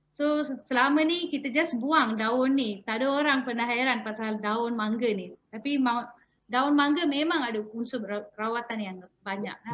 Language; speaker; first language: Malay; non-native, local second language; Tamil